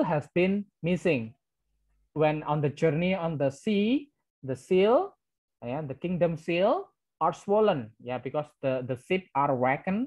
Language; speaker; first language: English; non-native, learner; Indonesian